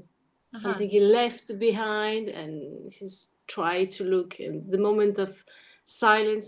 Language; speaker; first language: English; non-native, learner; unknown